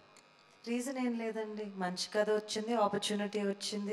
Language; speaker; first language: Telugu; native; Telugu